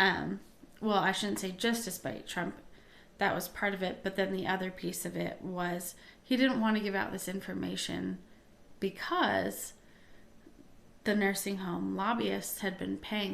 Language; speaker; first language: English; native; English